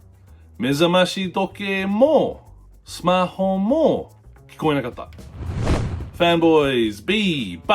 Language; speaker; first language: Japanese; non-native, fluent; English